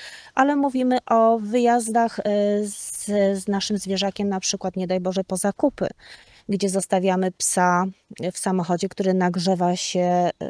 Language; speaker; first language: Polish; native; Polish